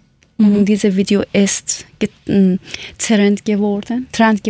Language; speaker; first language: German; non-native, learner; Persian